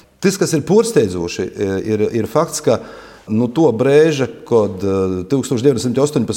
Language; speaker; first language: Latvian; native; Latvian